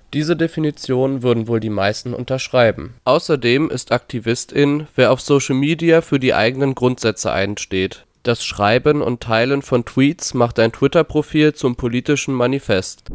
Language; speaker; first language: German; native; German